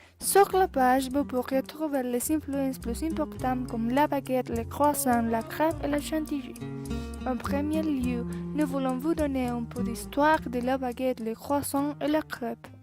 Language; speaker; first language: French; non-native, learner; Spanish